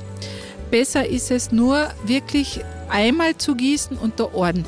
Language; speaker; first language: German; native; German